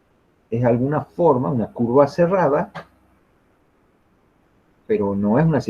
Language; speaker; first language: Spanish; native; Spanish